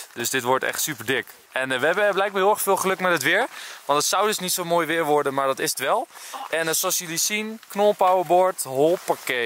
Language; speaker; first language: Dutch; native; Dutch